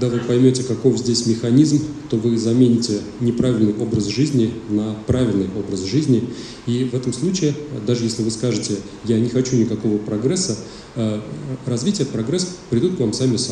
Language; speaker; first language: Russian; native; Russian